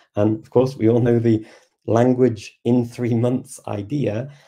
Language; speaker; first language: English; native; English